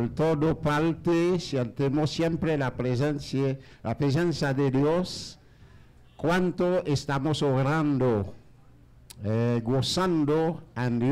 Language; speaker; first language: Spanish; non-native, learner; Haitian Creole